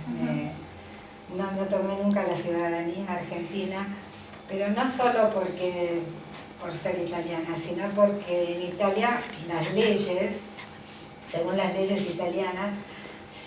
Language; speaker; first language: Spanish; early bilingual, other home language; Italian